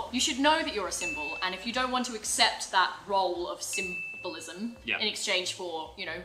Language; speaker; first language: English; native; English